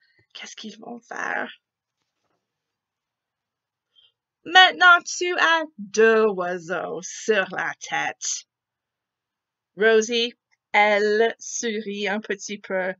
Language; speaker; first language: French; non-native, fluent; English